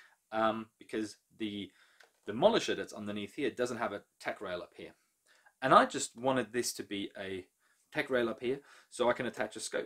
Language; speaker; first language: English; non-native, fluent; German